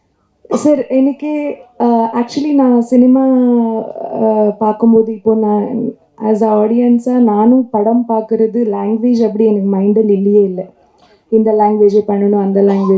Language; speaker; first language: Tamil; non-native, local second language; Kannada